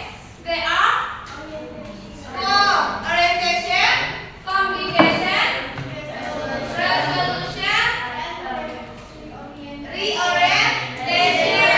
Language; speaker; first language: English; non-native, learner; Indonesian